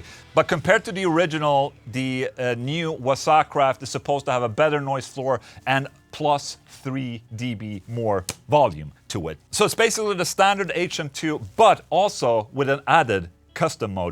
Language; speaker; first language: English; non-native, fluent; Swedish